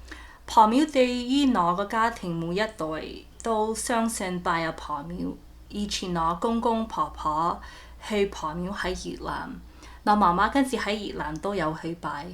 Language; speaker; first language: Cantonese; early bilingual, heritage; Cantonese